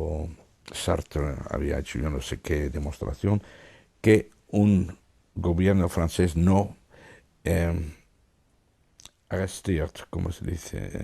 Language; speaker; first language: Spanish; non-native, fluent; Dutch